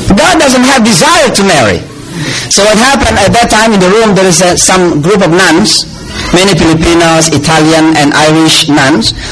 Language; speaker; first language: English; non-native, fluent; Indonesian